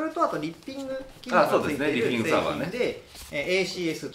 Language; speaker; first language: Japanese; native; Japanese